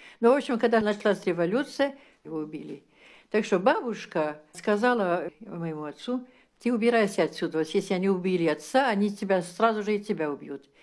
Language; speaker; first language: Russian; early bilingual, heritage; Russian